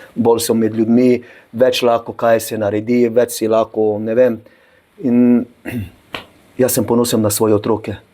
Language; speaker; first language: Slovenian; non-native, local second language; Romany